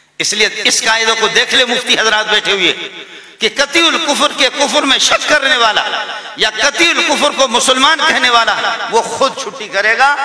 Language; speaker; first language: Urdu; non-native, local second language; Baluchi